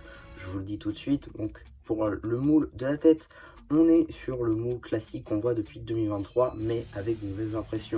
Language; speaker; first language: French; native; French